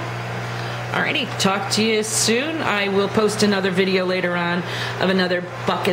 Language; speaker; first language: English; native; English